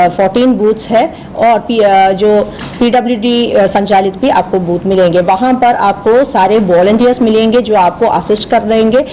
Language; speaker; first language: Hindi; non-native, local second language; Malayalam